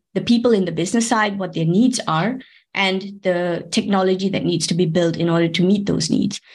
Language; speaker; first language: English; non-native, local second language; Tamil